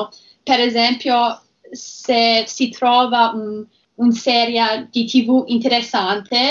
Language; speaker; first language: Italian; non-native, learner; English